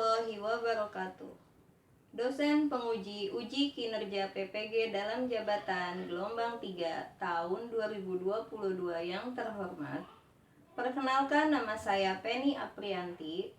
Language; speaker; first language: Indonesian; native; Indonesian